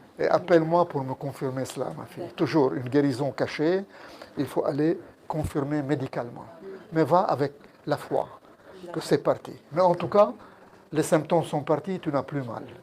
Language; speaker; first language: French; non-native, local second language; Arabic